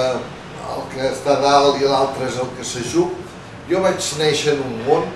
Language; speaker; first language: Catalan; native; Catalan